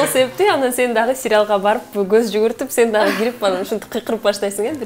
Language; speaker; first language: Kyrgyz; native; Kyrgyz